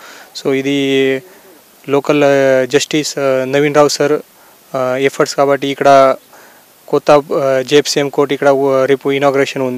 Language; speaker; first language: Telugu; non-native, learner; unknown